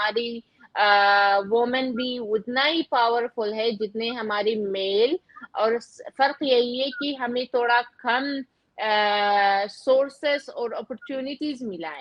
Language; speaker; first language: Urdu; non-native, fluent; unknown